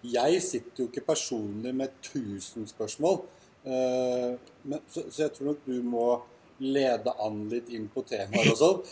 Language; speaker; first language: Norwegian; non-native, fluent; Swedish